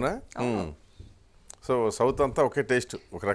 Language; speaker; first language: Telugu; native; Telugu